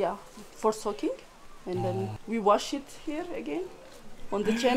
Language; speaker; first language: English; non-native, fluent; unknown